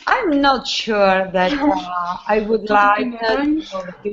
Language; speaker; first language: English; non-native, learner; Italian